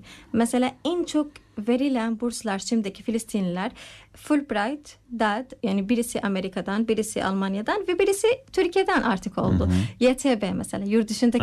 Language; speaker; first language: Turkish; non-native, learner; Arabic